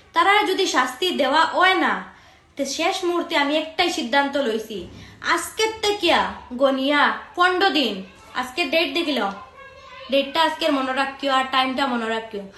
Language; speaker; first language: Bangla; native; Bangla